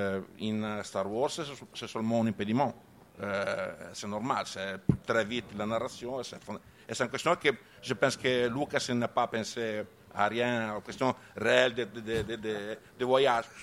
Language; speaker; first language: French; non-native, learner; Italian